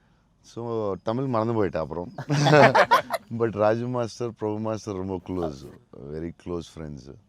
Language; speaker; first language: Tamil; non-native, local second language; Telugu